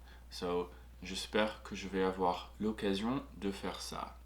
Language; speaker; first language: French; non-native, fluent; English